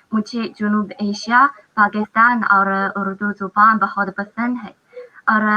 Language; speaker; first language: Hindi; non-native, fluent; Chinese